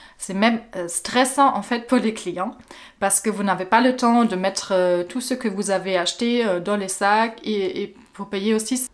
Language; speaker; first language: French; non-native, fluent; German